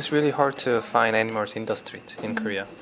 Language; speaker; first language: English; non-native, learner; Korean